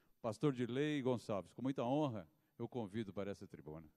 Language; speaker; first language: Portuguese; native; Portuguese